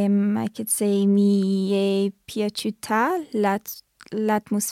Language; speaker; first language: Italian; non-native, learner; English